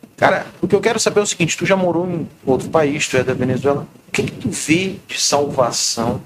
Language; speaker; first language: Portuguese; native; Portuguese